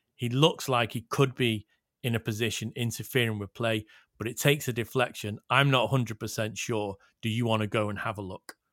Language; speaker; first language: English; native; English